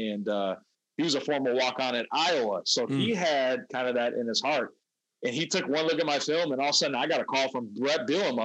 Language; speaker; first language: English; native; English